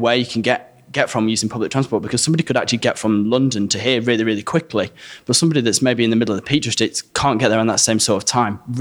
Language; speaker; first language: English; native; English